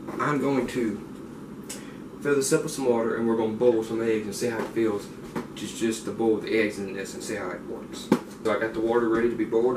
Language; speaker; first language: English; native; English